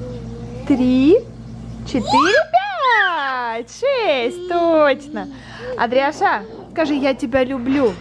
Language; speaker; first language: Russian; native; Russian